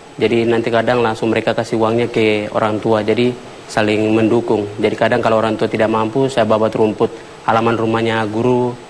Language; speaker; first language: Indonesian; non-native, local second language; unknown